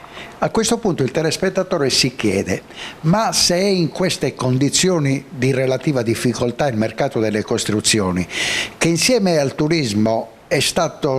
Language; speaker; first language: Italian; native; Italian